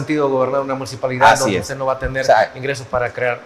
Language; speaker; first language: Spanish; native; Spanish